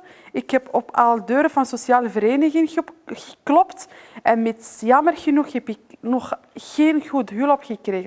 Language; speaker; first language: Dutch; non-native, fluent; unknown